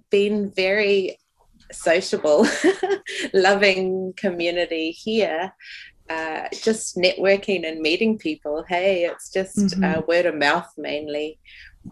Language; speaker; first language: English; native; English